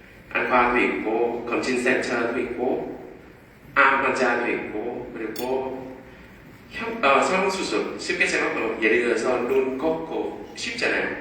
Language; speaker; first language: Korean; non-native, fluent; Vietnamese